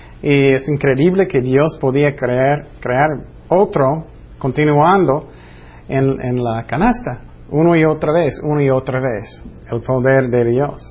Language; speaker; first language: Spanish; non-native, fluent; English